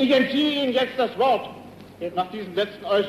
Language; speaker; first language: German; native; German